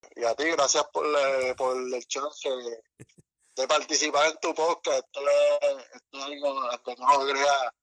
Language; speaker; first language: Spanish; native; Spanish